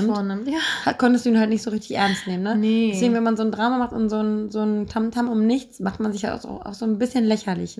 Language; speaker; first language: German; native; German